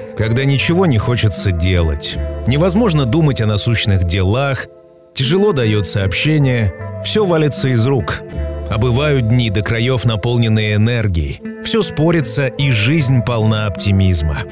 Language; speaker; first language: Russian; native; Russian